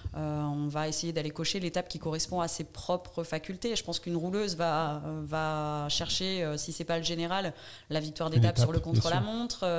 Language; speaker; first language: French; native; French